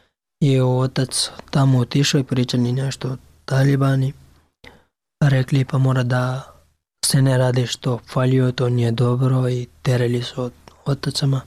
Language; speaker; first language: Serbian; non-native, learner; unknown